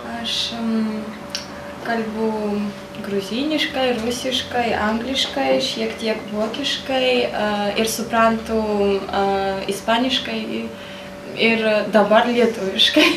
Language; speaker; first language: Lithuanian; non-native, learner; Polish